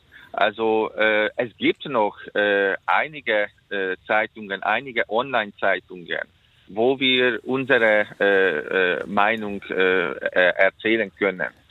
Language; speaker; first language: German; non-native, fluent; Hungarian